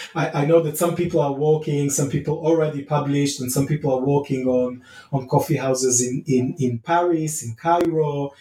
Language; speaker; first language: English; non-native, fluent; Hebrew